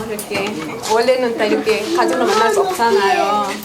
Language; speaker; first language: Korean; non-native, learner; Spanish